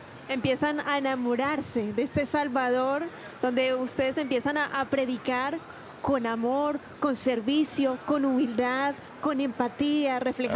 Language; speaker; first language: Spanish; native; Spanish